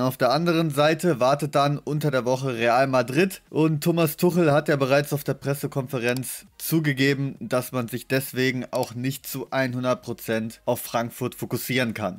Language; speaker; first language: German; native; German